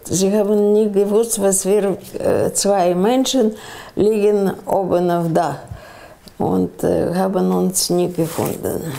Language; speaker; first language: German; non-native, learner; Russian